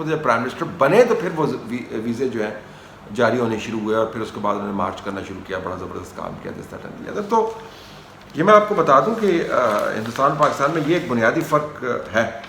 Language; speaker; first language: Urdu; native; Urdu